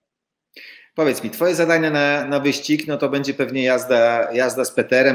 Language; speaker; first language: Polish; native; Polish